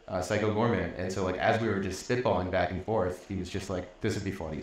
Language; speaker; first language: English; native; English